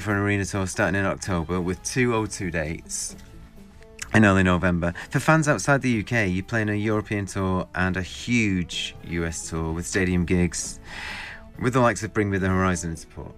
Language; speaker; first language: English; native; English